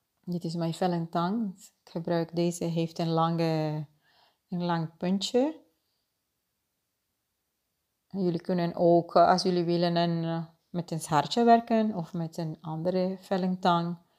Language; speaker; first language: Dutch; non-native, fluent; Spanish